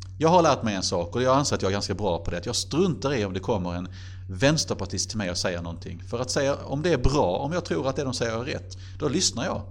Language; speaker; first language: Swedish; native; Swedish